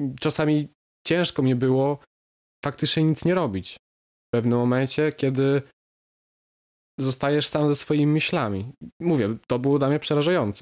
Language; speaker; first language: Polish; native; Polish